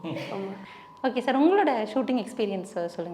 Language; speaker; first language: Tamil; native; Tamil